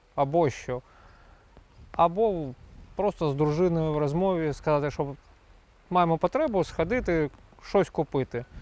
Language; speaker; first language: Ukrainian; native; Ukrainian